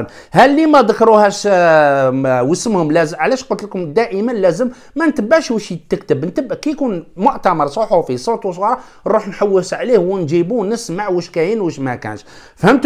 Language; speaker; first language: Arabic; native; Arabic